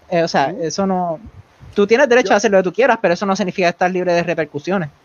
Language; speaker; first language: Spanish; native; Spanish